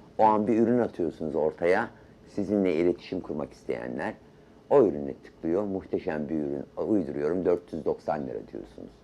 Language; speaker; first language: Turkish; native; Turkish